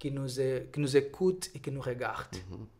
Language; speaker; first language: French; non-native, fluent; Portuguese